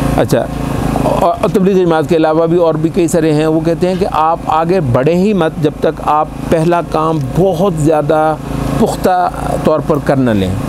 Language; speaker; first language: Urdu; non-native, local second language; Punjabi